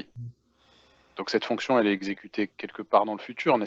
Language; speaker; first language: French; native; French